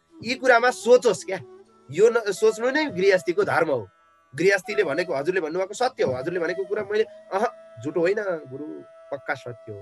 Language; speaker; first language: Nepali; native; Nepali